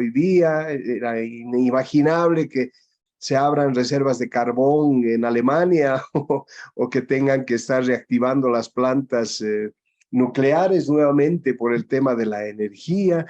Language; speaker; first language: Spanish; native; Spanish